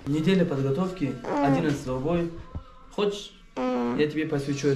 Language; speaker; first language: Russian; non-native, local second language; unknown